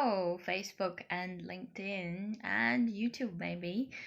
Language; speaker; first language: English; non-native, fluent; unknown